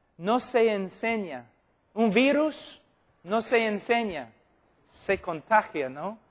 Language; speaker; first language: Spanish; non-native, fluent; English